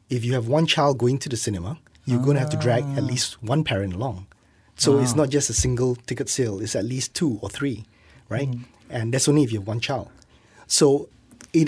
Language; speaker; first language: English; non-native, local second language; Malay